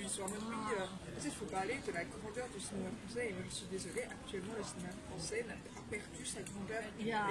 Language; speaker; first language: French; native; French